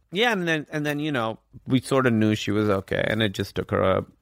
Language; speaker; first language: English; non-native, local second language; Urdu